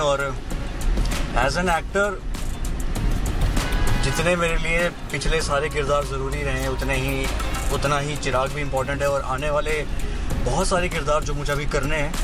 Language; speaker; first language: Hindi; native; Hindi